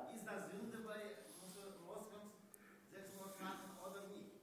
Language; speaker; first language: German; non-native, learner; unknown